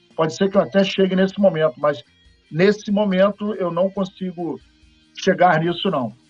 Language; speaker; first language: Portuguese; native; Portuguese